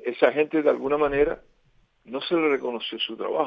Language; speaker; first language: Spanish; native; Spanish